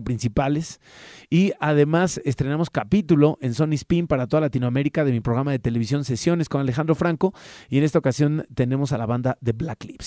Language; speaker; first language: Spanish; native; Spanish